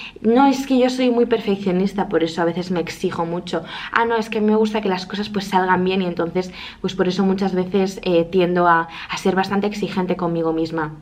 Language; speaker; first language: Spanish; native; Spanish